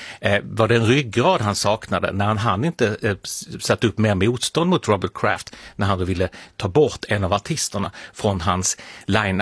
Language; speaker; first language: Swedish; native; Swedish